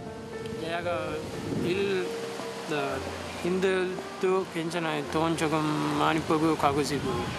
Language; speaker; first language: Korean; non-native, learner; Sinhala